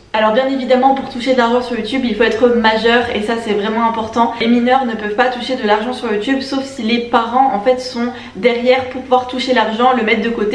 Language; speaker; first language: French; native; French